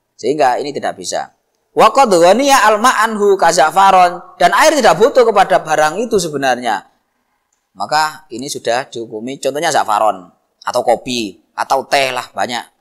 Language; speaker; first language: Indonesian; non-native, local second language; Javanese